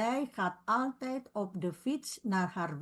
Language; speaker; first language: Dutch; non-native, fluent; Indonesian